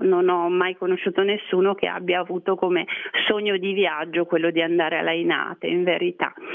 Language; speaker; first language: Italian; native; Italian